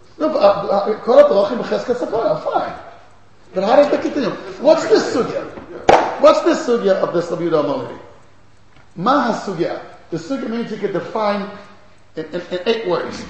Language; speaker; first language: English; native; English